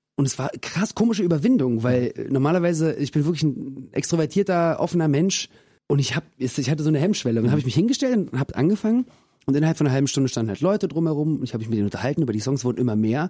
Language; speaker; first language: German; early bilingual, other home language; Russian